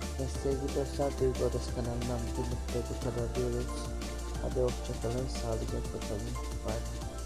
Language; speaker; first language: Turkish; native; Turkish